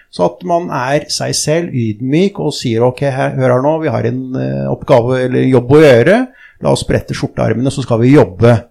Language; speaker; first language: Norwegian; early bilingual, other home language; Arabic